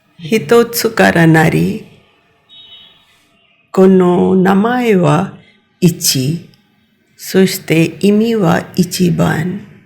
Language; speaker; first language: Japanese; non-native, fluent; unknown